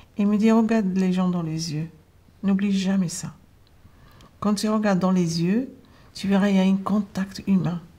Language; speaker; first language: French; non-native, fluent; Arabic